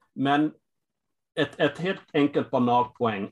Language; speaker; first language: Norwegian; non-native, fluent; English